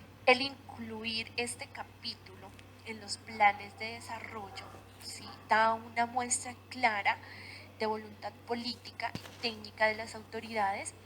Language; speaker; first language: Spanish; native; Spanish